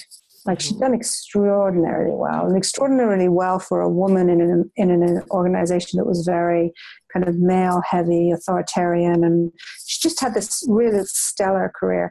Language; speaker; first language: English; native; English